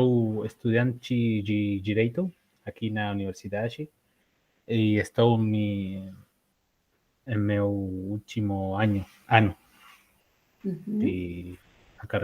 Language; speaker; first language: Portuguese; non-native, learner; Spanish